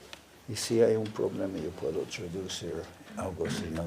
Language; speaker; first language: Spanish; non-native, learner; English